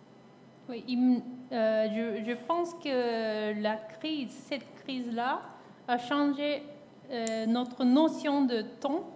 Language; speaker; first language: French; non-native, fluent; Japanese